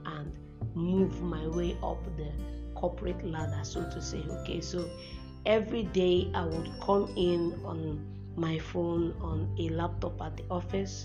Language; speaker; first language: English; non-native, local second language; Igbo